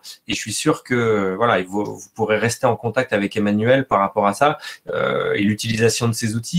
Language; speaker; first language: French; native; French